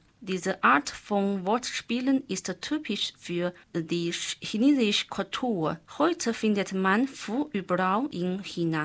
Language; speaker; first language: German; non-native, learner; Chinese